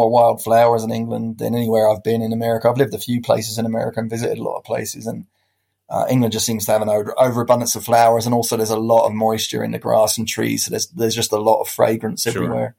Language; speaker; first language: English; native; English